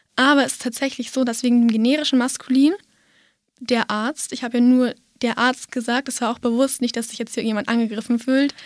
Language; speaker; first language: German; native; German